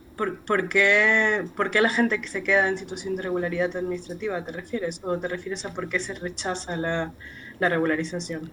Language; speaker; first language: Spanish; native; Spanish